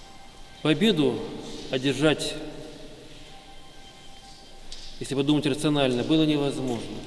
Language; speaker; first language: Russian; native; Russian